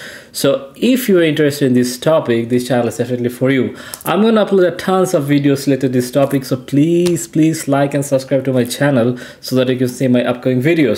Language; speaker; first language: English; non-native, local second language; Bangla